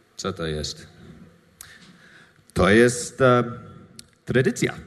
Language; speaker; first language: Polish; non-native, learner; English